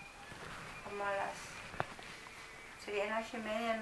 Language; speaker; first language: Spanish; native; Spanish